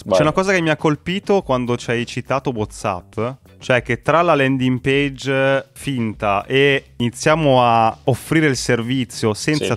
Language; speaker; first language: Italian; native; Italian